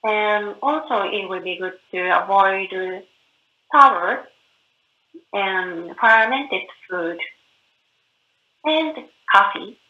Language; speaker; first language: English; non-native, learner; Japanese